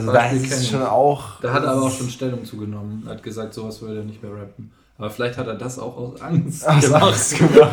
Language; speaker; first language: German; native; German